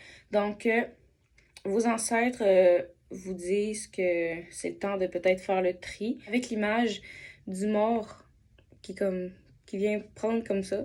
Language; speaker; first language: French; native; French